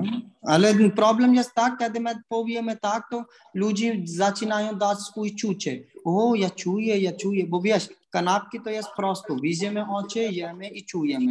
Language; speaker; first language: Polish; non-native, learner; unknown